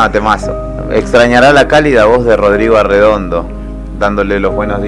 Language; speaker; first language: Spanish; native; Spanish